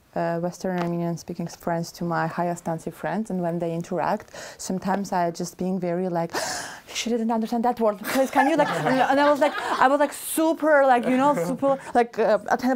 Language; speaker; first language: English; non-native, fluent; Armenian